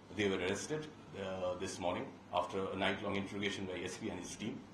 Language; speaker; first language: English; non-native, local second language; Bangla